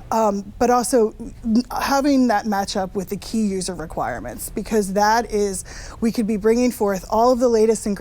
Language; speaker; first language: English; native; English